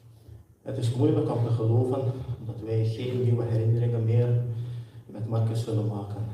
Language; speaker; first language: Dutch; early bilingual, other home language; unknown